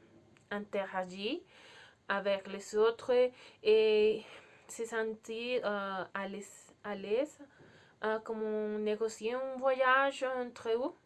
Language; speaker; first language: French; non-native, learner; Spanish